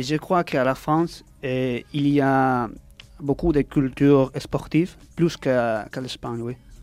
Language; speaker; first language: French; early bilingual, heritage; Spanish